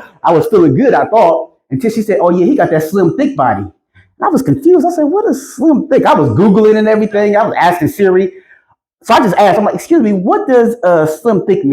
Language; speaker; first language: English; native; English